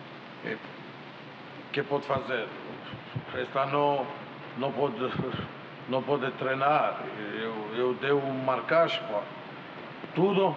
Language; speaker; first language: Portuguese; non-native, learner; Romanian